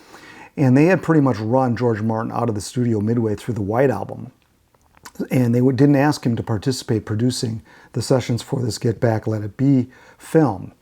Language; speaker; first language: English; native; English